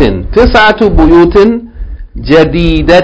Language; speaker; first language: Arabic; non-native, fluent; English